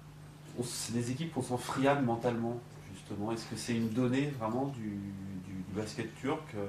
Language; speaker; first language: French; native; French